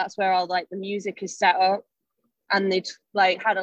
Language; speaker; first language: English; native; English